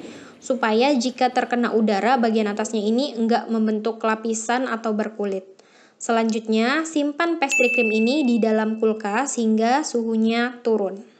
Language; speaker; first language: Indonesian; native; Indonesian